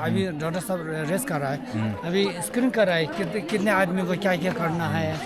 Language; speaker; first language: Hindi; non-native, fluent; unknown